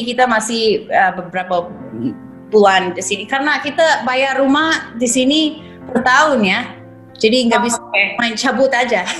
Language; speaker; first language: Indonesian; non-native, fluent; English